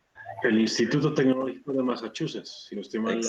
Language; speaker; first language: Spanish; native; Spanish